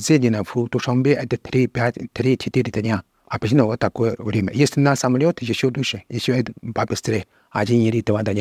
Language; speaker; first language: Russian; non-native, learner; Chinese